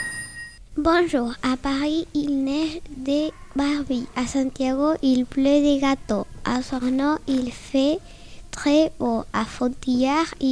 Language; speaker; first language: French; non-native, learner; Spanish